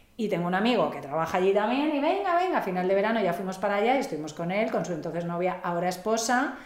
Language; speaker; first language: Spanish; native; Spanish